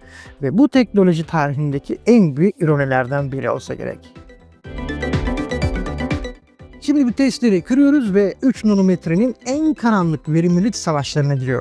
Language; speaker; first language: Turkish; native; Turkish